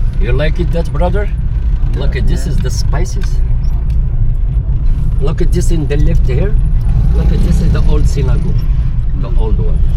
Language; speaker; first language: English; non-native, learner; Arabic